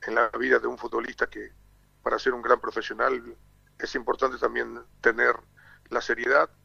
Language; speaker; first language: Spanish; native; Spanish